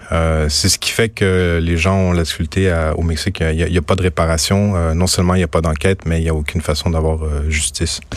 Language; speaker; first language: French; native; French